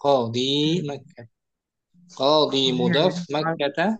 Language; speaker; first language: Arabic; non-native, fluent; Indonesian